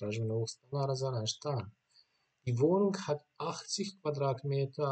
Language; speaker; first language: German; non-native, fluent; Bosnian